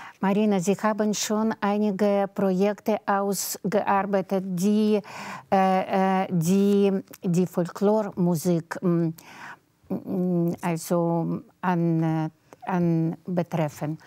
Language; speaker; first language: German; non-native, fluent; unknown